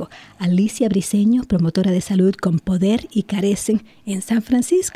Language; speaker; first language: Spanish; native; Spanish